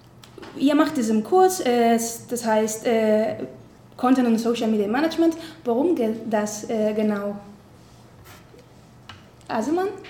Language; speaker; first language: German; non-native, fluent; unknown